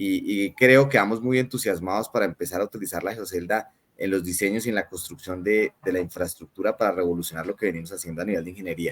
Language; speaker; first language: Spanish; native; Spanish